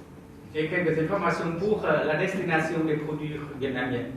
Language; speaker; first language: French; non-native, fluent; Vietnamese